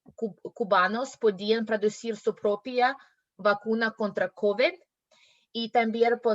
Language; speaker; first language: Spanish; non-native, learner; English